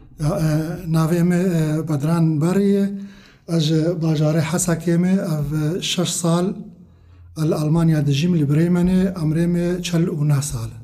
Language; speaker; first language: German; non-native, learner; Kurdish